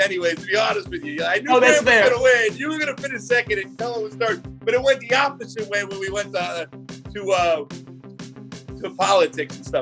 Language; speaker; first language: English; native; English